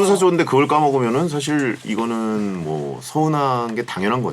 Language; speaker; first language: Korean; native; Korean